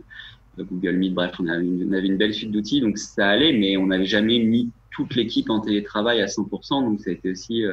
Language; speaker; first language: French; native; French